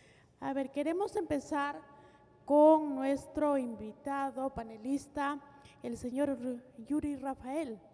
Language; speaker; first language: Spanish; native; Spanish